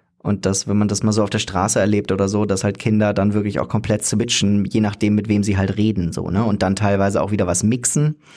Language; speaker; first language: German; native; German